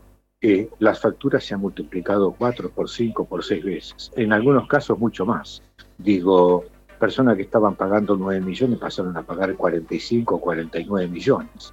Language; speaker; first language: Spanish; native; Spanish